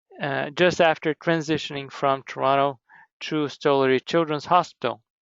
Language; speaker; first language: English; native; English